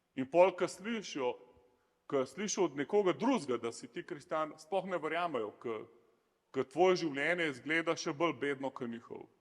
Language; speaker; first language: Slovenian; native; Slovenian